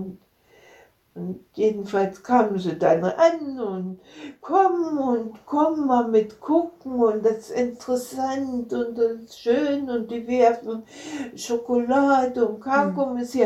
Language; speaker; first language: German; native; German